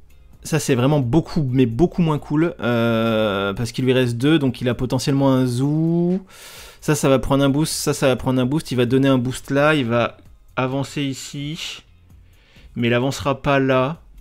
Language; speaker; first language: French; native; French